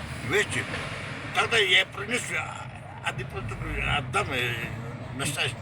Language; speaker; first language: Russian; non-native, learner; Georgian